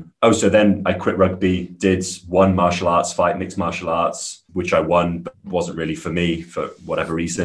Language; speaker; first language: English; native; English